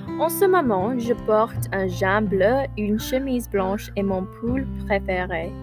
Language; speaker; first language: French; non-native, learner; English